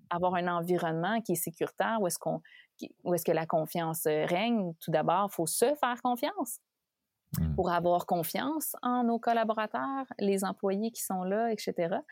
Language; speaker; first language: French; native; French